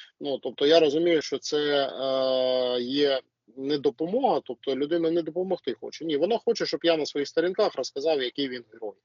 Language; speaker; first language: Ukrainian; native; Ukrainian